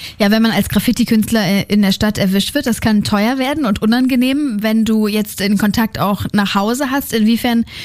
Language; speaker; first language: German; native; German